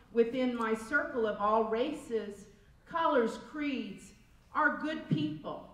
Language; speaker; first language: English; native; English